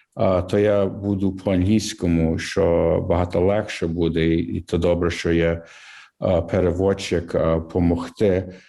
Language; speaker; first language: Ukrainian; early bilingual, heritage; English